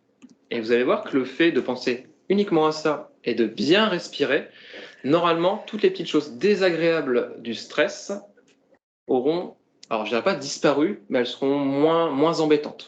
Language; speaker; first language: French; native; French